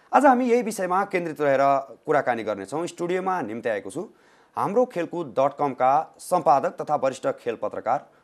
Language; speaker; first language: Nepali; native; Nepali